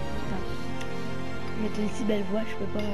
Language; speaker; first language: French; native; French